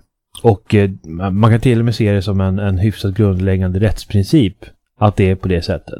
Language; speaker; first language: Swedish; native; Swedish